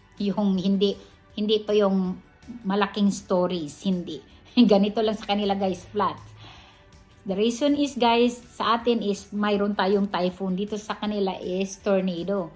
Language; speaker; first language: Filipino; non-native, local second language; Cebuano